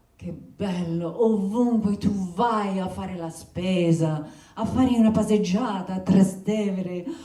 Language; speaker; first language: Italian; non-native, fluent; English